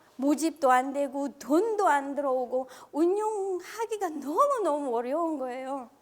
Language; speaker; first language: Korean; non-native, fluent; Filipino